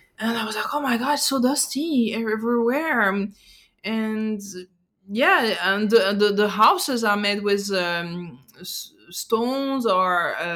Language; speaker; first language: English; non-native, fluent; French